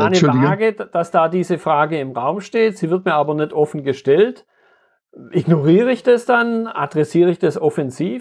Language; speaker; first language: German; native; German